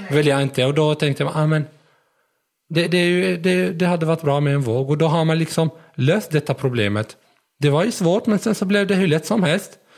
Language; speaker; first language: Swedish; non-native, fluent; Arabic